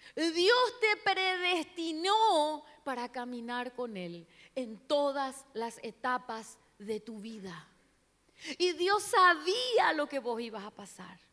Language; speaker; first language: Spanish; non-native, local second language; Portuguese